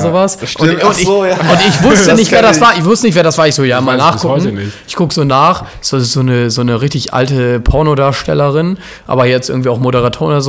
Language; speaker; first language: German; native; German